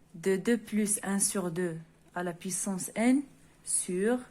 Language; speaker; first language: French; non-native, local second language; Arabic